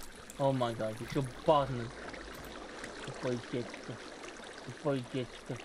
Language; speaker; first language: Russian; non-native, learner; Latvian